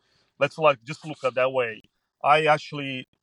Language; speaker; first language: English; non-native, fluent; Italian